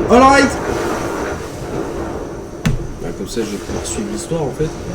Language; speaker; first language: French; native; French